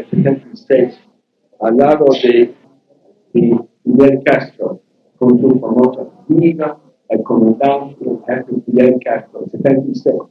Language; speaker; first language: Spanish; non-native, learner; English